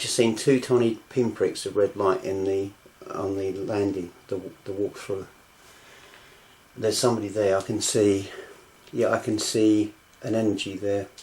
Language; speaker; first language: English; native; English